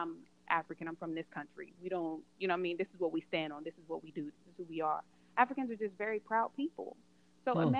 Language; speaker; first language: English; native; English